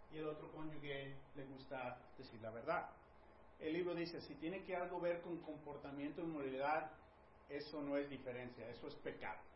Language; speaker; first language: Spanish; early bilingual, heritage; Spanish